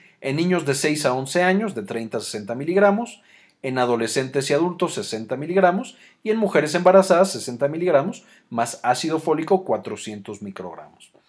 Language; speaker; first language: Spanish; native; Spanish